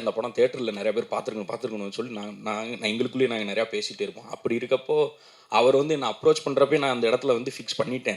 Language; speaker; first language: Tamil; native; Tamil